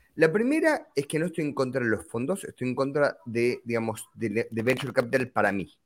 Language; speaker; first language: Spanish; native; Spanish